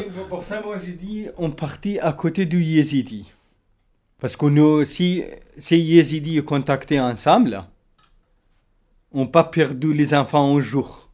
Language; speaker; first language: French; non-native, learner; Kurdish